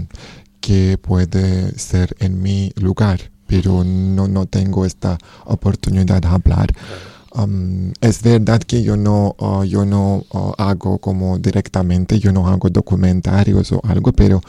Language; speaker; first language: Spanish; non-native, learner; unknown